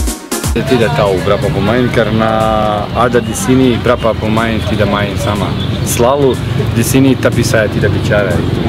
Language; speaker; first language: Indonesian; non-native, learner; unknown